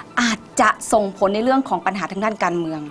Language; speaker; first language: Thai; native; Thai